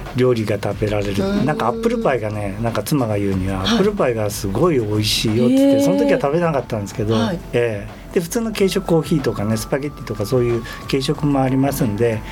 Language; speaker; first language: Japanese; native; Japanese